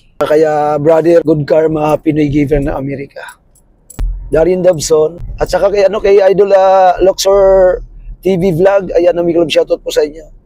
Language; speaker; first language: Filipino; non-native, local second language; Cebuano